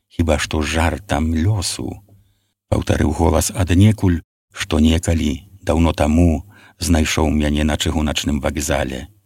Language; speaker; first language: Belarusian; native; Belarusian